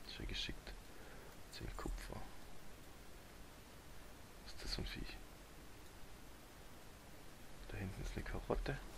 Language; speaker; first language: German; native; German